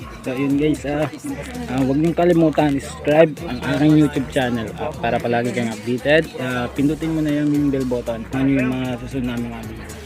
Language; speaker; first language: Filipino; native; Filipino